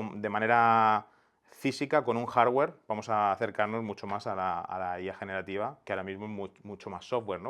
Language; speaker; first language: Spanish; native; Spanish